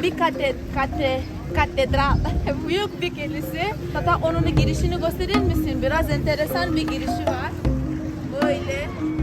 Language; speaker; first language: Turkish; non-native, fluent; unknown